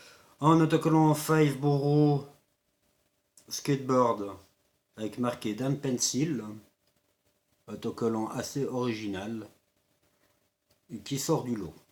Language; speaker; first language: French; native; French